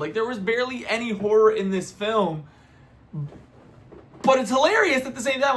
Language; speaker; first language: English; native; English